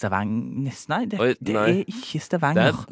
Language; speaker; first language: Norwegian; native; Norwegian